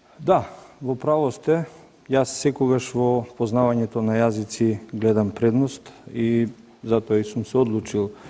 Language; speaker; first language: Macedonian; native; Macedonian